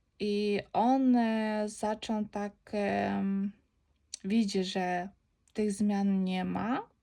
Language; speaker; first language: Polish; non-native, learner; Ukrainian